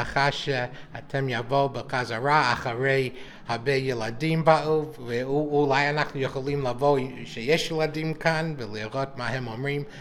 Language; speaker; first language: Hebrew; non-native, learner; English